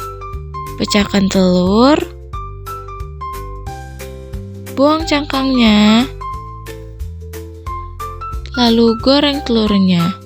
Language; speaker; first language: Indonesian; native; Indonesian